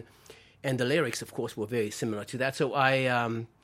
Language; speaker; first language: English; non-native, fluent; French